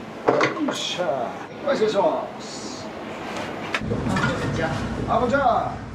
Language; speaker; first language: Japanese; native; Japanese